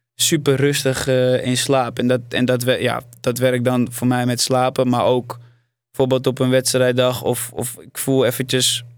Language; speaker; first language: Dutch; native; Dutch